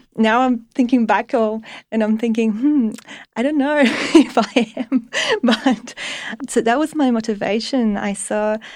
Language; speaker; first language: English; non-native, fluent; Polish